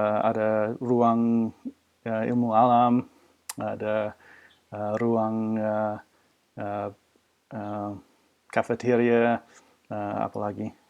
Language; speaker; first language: Indonesian; non-native, fluent; English